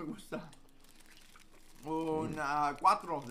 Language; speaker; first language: Spanish; early bilingual, heritage; Spanish